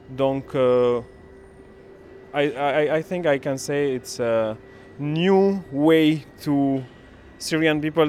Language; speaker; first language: English; non-native, learner; Arabic